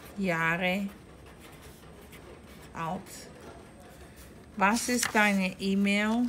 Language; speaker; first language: German; non-native, learner; English